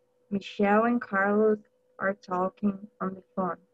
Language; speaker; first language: English; non-native, learner; Portuguese